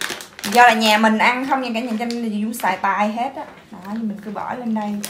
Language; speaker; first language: Vietnamese; native; Vietnamese